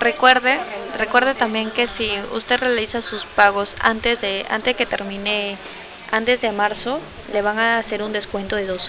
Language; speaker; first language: Spanish; native; Spanish